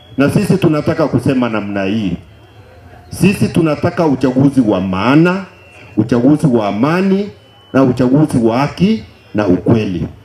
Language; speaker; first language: Swahili; non-native, local second language; Gusii